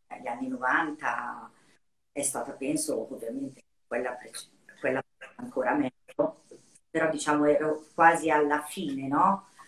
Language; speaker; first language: Italian; native; Italian